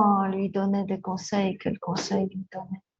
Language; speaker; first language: French; non-native, fluent; Spanish